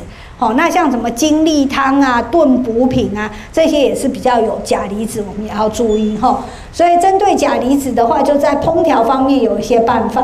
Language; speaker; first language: Chinese; native; Chinese